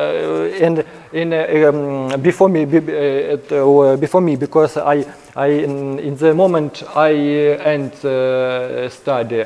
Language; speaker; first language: English; non-native, learner; Ukrainian